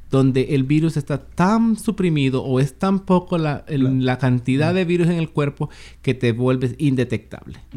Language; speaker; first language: Spanish; native; Spanish